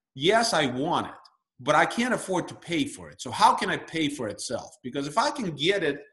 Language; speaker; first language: English; early bilingual, other home language; Russian